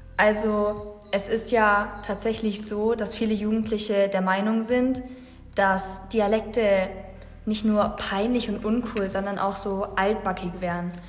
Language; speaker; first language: German; native; German